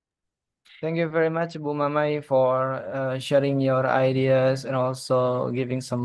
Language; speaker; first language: English; non-native, fluent; Indonesian